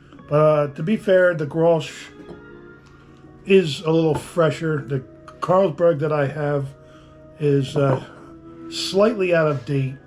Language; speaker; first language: English; native; English